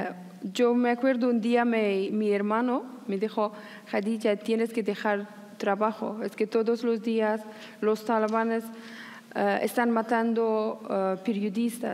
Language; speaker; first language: Spanish; non-native, learner; Persian